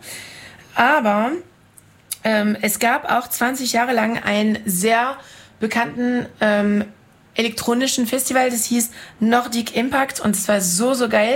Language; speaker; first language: German; non-native, fluent; French